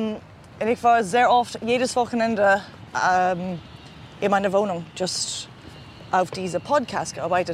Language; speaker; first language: German; non-native, learner; English